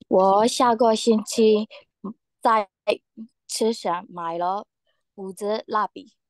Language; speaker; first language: Chinese; non-native, learner; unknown